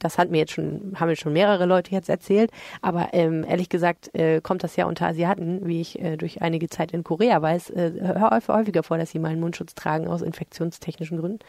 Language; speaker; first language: German; native; German